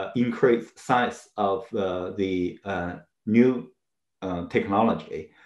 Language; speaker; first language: English; non-native, fluent; Chinese